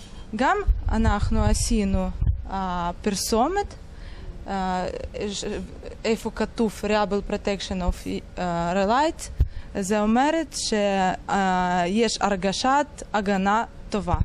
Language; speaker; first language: Hebrew; non-native, learner; Russian